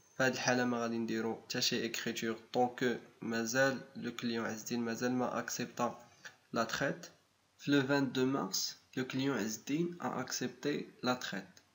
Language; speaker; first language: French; non-native, local second language; Arabic